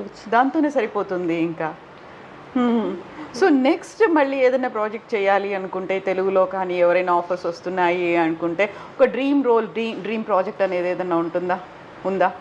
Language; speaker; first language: Telugu; native; Telugu